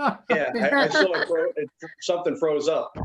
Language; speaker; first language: English; native; English